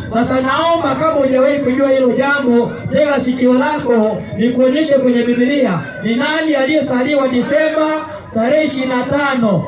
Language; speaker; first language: Swahili; non-native, local second language; Gusii